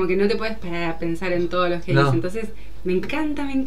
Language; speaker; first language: Spanish; native; Spanish